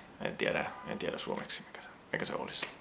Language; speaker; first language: Finnish; non-native, fluent; Italian